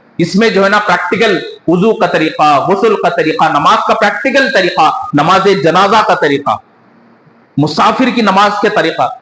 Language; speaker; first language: Urdu; native; Urdu